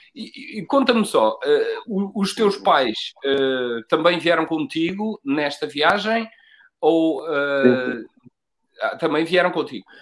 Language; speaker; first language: Portuguese; native; Portuguese